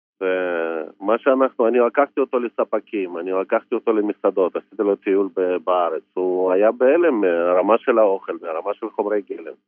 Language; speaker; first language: Hebrew; non-native, fluent; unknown